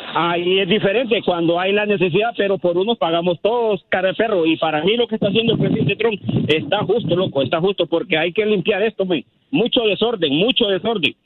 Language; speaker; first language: Spanish; native; Spanish